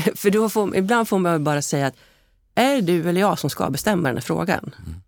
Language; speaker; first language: Swedish; native; Swedish